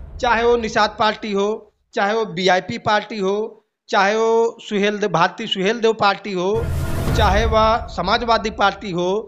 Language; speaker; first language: Hindi; native; Hindi